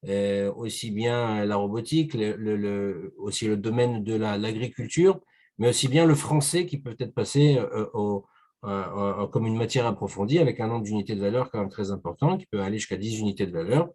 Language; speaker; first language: French; native; French